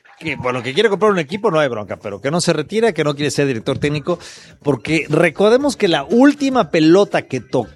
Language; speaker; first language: Spanish; native; Spanish